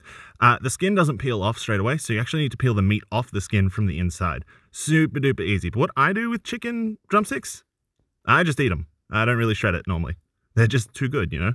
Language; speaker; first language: English; native; English